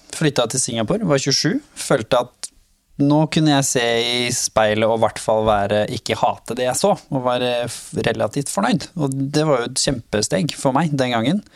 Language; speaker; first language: Norwegian; early bilingual, other home language; Somali